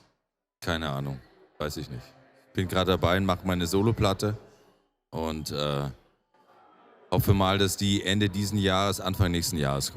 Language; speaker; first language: German; native; German